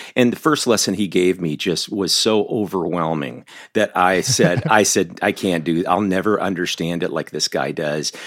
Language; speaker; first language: English; native; English